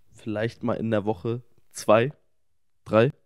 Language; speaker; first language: German; native; German